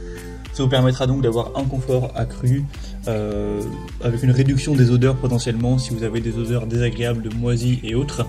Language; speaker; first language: French; native; French